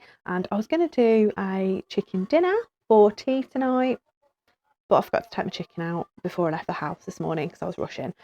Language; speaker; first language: English; native; English